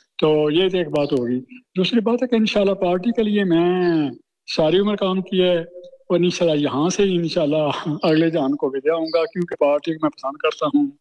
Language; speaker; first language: Urdu; non-native, local second language; Punjabi